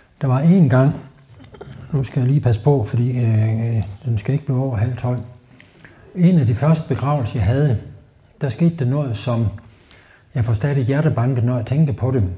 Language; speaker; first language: Danish; native; Danish